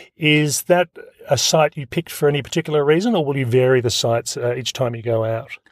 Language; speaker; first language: English; native; English